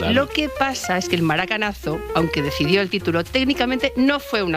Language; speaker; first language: Spanish; native; Spanish